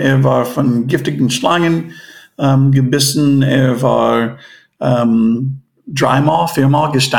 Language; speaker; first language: German; non-native, fluent; English